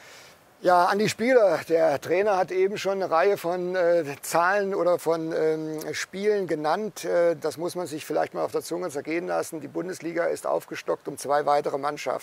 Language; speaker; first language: German; native; German